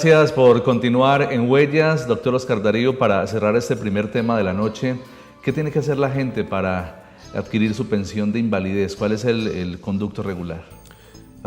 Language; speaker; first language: Spanish; native; Spanish